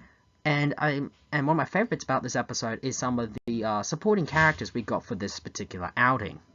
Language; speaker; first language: English; native; English